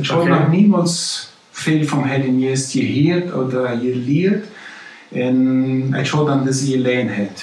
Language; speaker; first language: German; non-native, learner; Plautdietsch